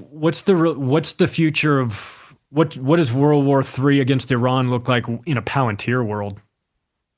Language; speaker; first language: English; native; English